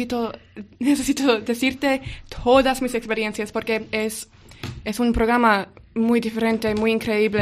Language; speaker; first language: Spanish; non-native, learner; English